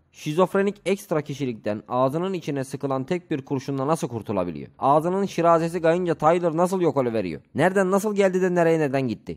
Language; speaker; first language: Turkish; native; Turkish